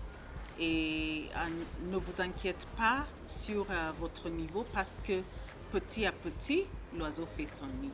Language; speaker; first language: French; non-native, learner; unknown